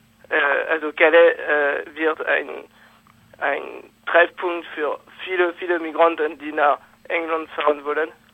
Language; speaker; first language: German; non-native, fluent; French